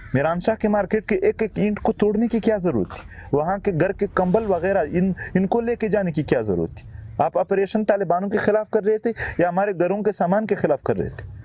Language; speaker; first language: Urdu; non-native, local second language; Pashto